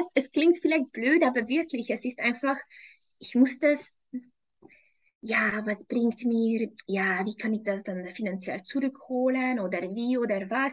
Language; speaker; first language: German; non-native, fluent; Hungarian